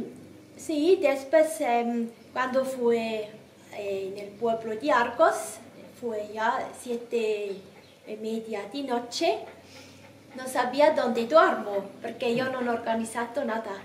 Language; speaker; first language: Spanish; non-native, learner; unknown